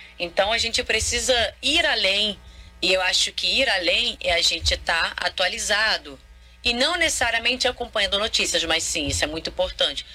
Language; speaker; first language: Portuguese; non-native, local second language; Kabuverdianu